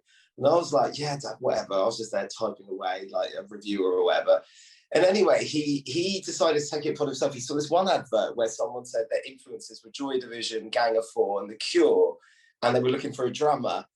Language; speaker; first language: English; native; English